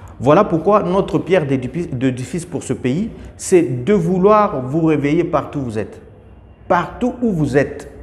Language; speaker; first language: French; non-native, local second language; Lingala